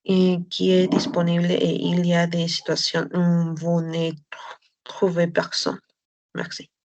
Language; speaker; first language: French; non-native, learner; Spanish